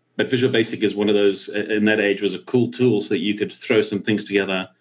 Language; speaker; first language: English; native; English